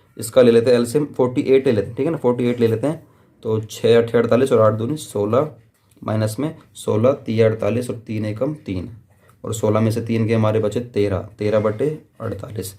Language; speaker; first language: Hindi; native; Hindi